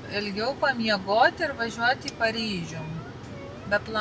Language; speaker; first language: Lithuanian; native; Lithuanian